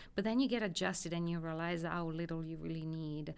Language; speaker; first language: English; non-native, fluent; Italian